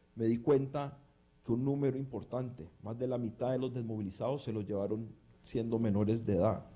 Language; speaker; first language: Spanish; early bilingual, heritage; Spanish